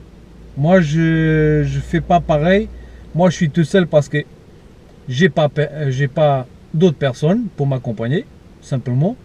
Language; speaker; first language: French; non-native, fluent; Portuguese